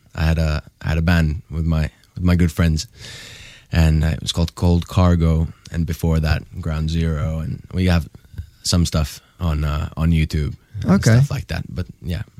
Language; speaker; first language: English; non-native, fluent; Finnish